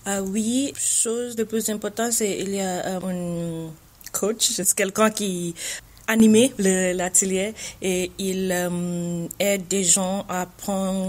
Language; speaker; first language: French; non-native, learner; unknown